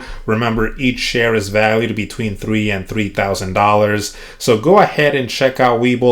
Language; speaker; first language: English; native; English